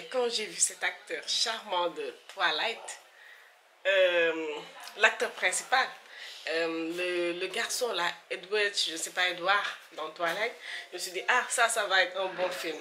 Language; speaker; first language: French; non-native, local second language; Wolof